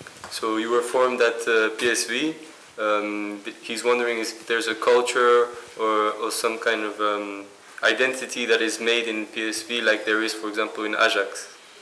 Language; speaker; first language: English; non-native, fluent; French